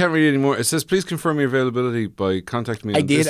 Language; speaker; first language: English; native; English